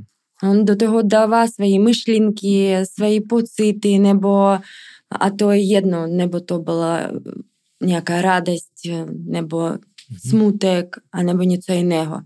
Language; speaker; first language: Czech; non-native, fluent; Russian